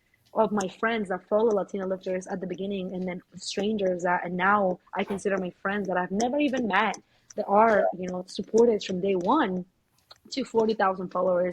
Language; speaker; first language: English; early bilingual, other home language; Spanish